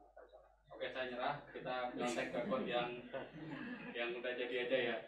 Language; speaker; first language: Indonesian; native; Indonesian